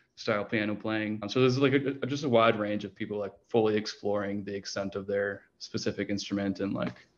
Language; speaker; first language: English; native; English